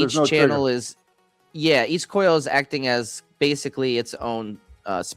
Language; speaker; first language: English; native; English